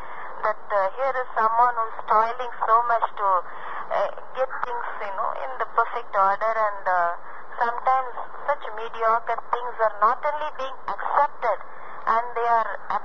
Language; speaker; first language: English; non-native, local second language; Tamil